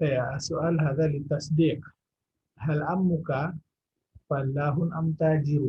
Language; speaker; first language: Arabic; non-native, fluent; Indonesian